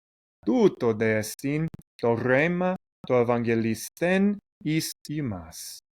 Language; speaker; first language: Greek; non-native, fluent; English